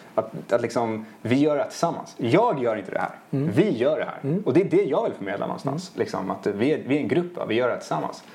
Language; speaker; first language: Swedish; early bilingual, other home language; Italian